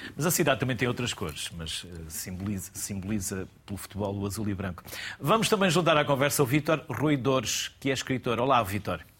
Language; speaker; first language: Portuguese; native; Portuguese